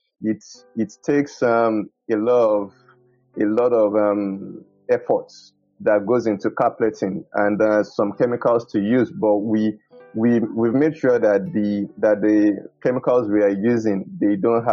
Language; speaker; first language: English; non-native, local second language; Yoruba